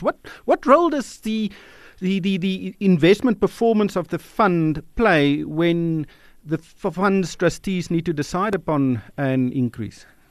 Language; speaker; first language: English; non-native, local second language; Afrikaans